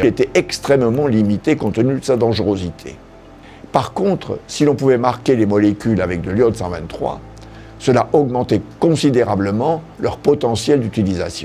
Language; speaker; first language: French; native; French